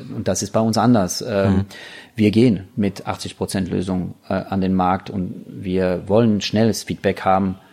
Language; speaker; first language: German; non-native, fluent; French